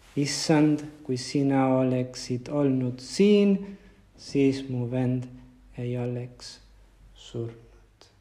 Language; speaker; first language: Estonian; non-native, fluent; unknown